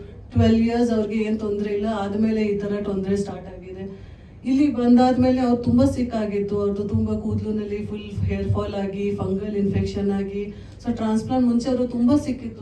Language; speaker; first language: Kannada; non-native, fluent; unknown